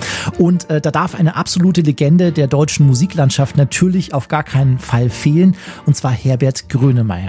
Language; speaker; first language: German; native; German